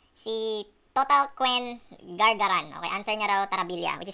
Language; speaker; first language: Filipino; native; Filipino